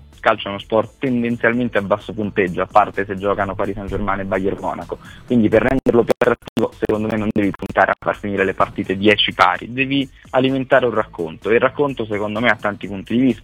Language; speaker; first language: Italian; native; Italian